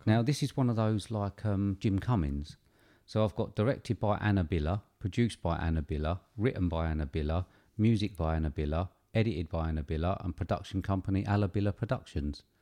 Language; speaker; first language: English; native; English